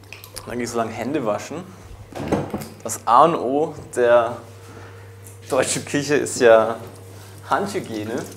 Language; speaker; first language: German; native; German